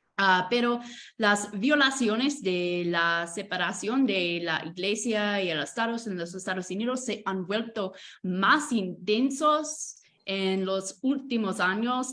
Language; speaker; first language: Spanish; non-native, fluent; English